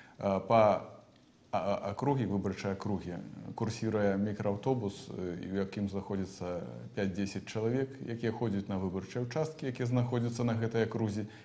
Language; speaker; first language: Belarusian; non-native, local second language; Russian